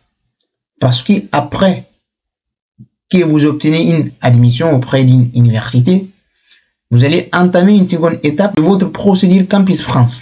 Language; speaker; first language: French; non-native, local second language; Fula